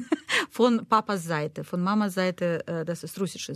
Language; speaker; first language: German; non-native, learner; Russian